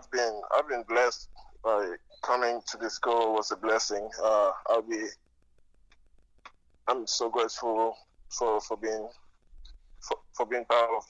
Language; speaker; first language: English; non-native, local second language; French